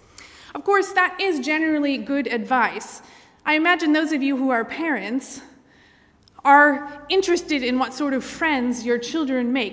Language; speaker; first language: English; native; English